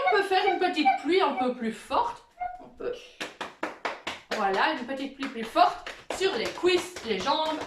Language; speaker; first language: French; native; French